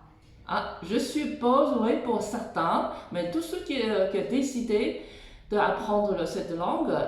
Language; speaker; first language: French; non-native, fluent; Chinese